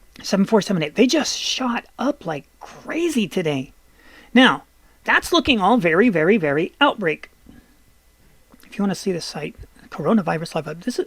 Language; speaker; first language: English; native; English